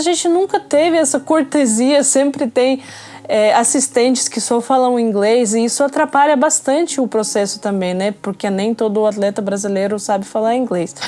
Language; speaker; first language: Portuguese; non-native, fluent; Russian